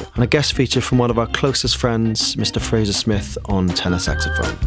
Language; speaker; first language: English; native; English